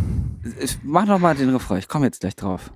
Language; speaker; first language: German; native; German